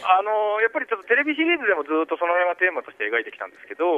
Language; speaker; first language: Japanese; native; Japanese